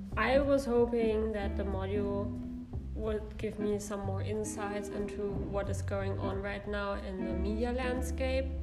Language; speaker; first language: English; non-native, fluent; German